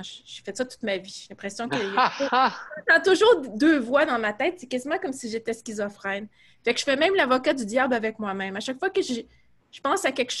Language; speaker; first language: French; native; French